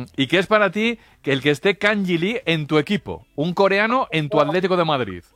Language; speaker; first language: Spanish; native; Spanish